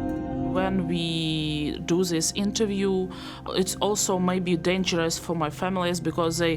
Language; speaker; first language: English; non-native, learner; Belarusian